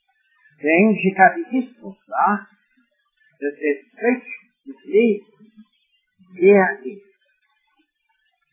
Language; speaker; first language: German; non-native, fluent; English